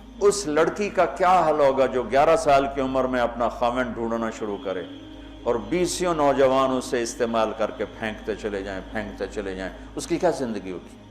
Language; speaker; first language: Urdu; non-native, local second language; Punjabi